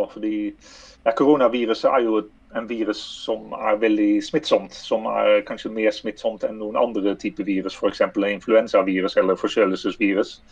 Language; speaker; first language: Norwegian; non-native, fluent; Dutch